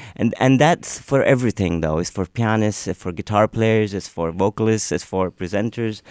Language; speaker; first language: English; non-native, local second language; Urdu